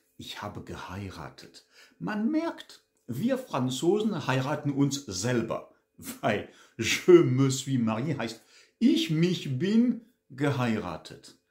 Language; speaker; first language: German; non-native, fluent; French